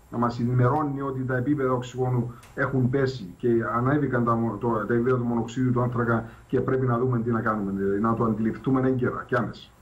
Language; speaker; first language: Greek; native; Greek